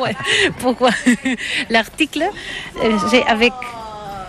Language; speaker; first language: French; non-native, learner; Catalan